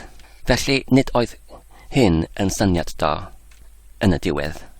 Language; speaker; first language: Welsh; non-native, fluent; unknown